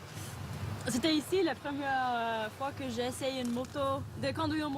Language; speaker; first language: French; non-native, learner; English